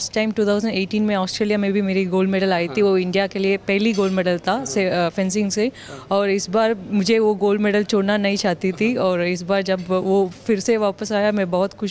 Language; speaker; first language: Hindi; non-native, local second language; Tamil